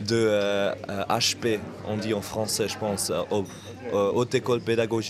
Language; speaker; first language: French; non-native, local second language; German